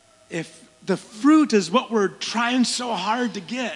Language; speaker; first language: English; native; English